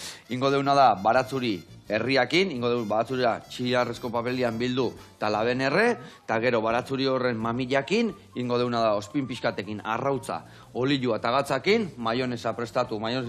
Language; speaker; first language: Basque; native; Basque